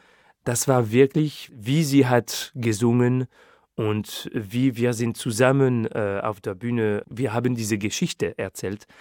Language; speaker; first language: German; non-native, fluent; French